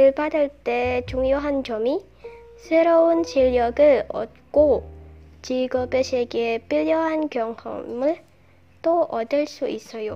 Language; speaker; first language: Korean; non-native, learner; Indonesian